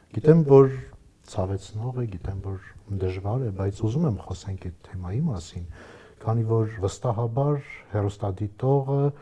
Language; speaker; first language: Armenian; native; Armenian